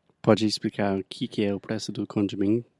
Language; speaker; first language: Portuguese; non-native, fluent; English